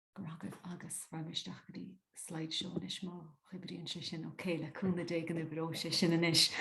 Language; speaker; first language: Irish; native; Irish